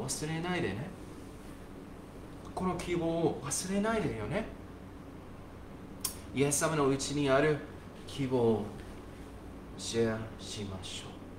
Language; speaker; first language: Japanese; non-native, fluent; English